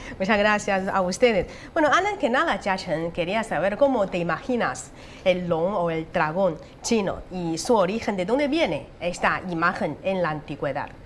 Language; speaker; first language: Spanish; non-native, fluent; Chinese